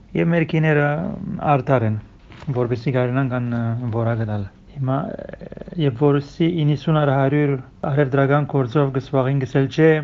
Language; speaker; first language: Armenian; early bilingual, heritage; Armenian